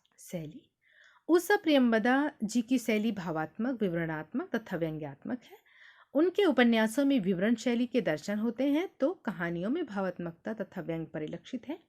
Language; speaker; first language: Hindi; native; Hindi